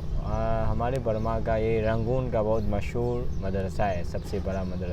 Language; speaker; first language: Hindi; non-native, learner; Burmese